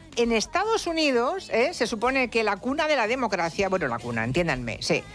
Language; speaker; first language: Spanish; native; Spanish